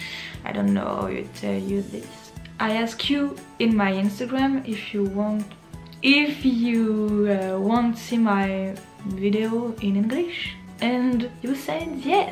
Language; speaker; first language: English; non-native, learner; French